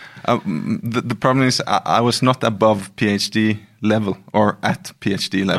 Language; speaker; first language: English; non-native, fluent; Norwegian